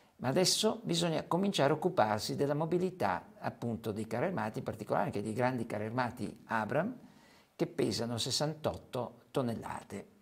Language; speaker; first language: Italian; native; Italian